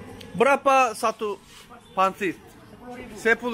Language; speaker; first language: Indonesian; non-native, learner; Turkish